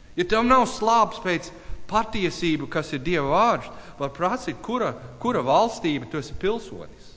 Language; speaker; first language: Latvian; non-native, learner; English